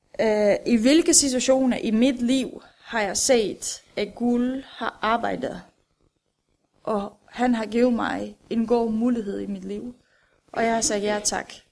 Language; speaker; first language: Danish; non-native, fluent; Romanian